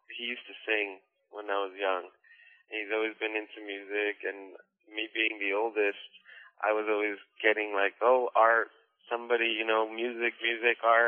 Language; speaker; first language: English; native; English